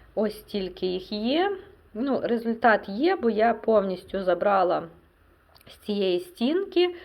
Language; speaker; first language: Ukrainian; non-native, local second language; Russian